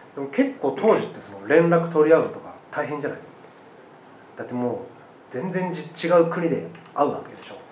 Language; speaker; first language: Japanese; native; Japanese